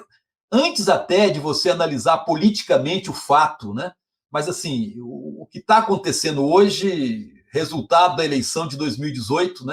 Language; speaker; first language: Portuguese; native; Portuguese